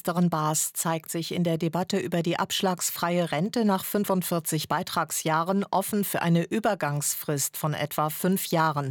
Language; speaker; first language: German; native; German